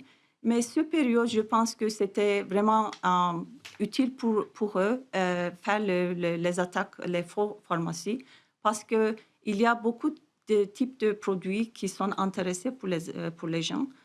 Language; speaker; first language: French; non-native, fluent; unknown